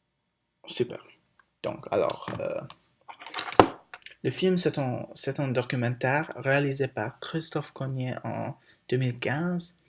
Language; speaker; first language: French; non-native, learner; English